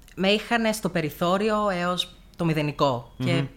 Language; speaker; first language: Greek; native; Greek